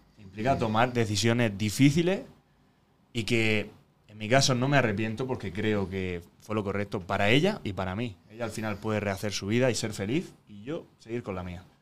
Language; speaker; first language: Spanish; native; Spanish